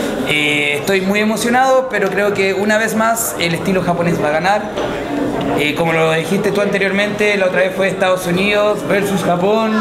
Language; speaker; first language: Spanish; native; Spanish